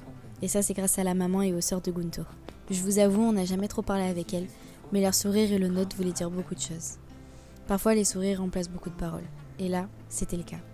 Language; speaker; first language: French; native; French